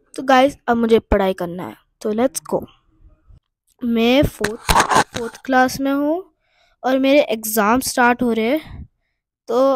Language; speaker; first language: Hindi; non-native, local second language; Urdu